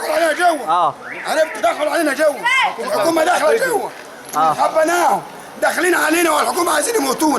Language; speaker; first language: Arabic; native; Arabic